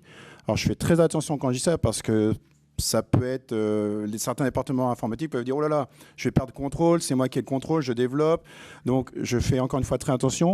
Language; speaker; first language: French; native; French